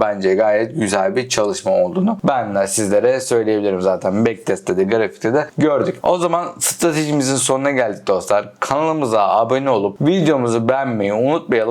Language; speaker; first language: Turkish; native; Turkish